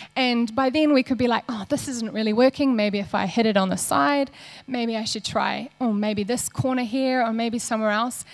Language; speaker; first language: English; native; English